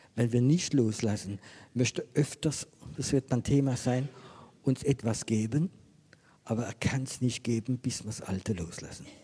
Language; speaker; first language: German; non-native, fluent; French